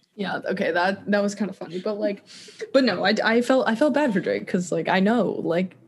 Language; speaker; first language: English; native; English